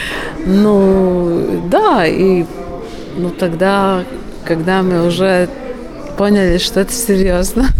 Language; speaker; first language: Russian; non-native, local second language; Latvian